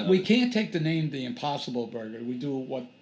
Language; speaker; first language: English; native; English